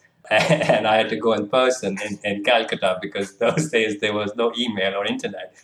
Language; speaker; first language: English; non-native, local second language; Hindi